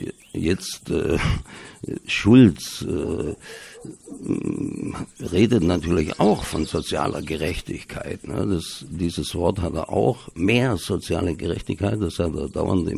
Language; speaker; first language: German; native; German